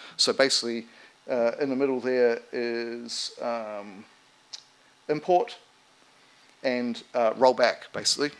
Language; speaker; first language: English; native; English